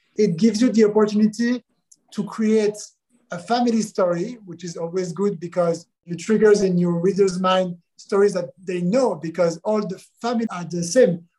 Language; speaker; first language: English; non-native, fluent; French